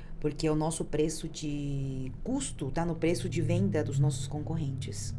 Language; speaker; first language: Portuguese; early bilingual, other home language; Chinese